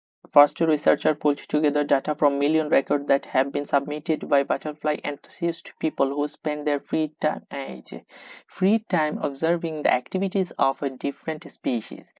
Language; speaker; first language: English; non-native, local second language; Bangla